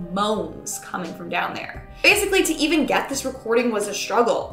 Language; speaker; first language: English; native; English